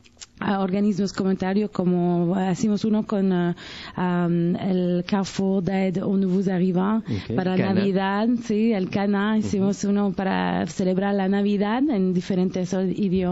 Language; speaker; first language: Spanish; early bilingual, heritage; Spanish